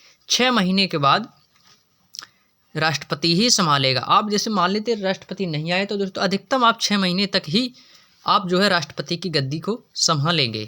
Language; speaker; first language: Hindi; native; Hindi